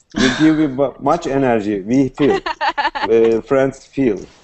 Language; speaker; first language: English; non-native, learner; Turkish